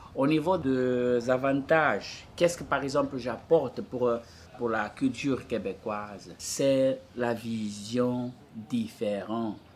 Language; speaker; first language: French; non-native, fluent; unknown